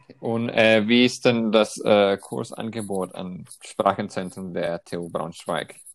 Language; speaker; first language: German; non-native, fluent; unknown